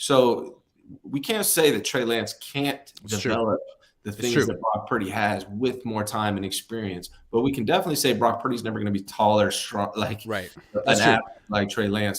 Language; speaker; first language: English; native; English